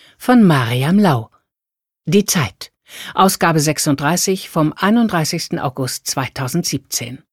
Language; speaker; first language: German; native; German